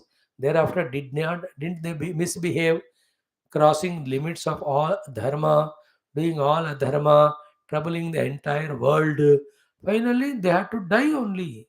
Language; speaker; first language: English; non-native, local second language; Hindi